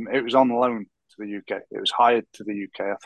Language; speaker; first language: English; native; English